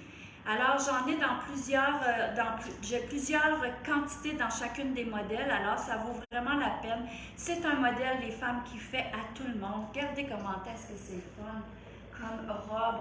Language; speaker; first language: French; native; French